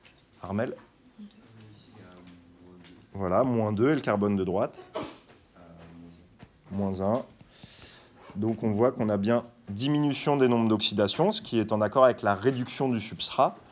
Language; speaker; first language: French; native; French